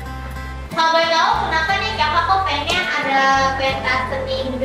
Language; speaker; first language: Indonesian; native; Indonesian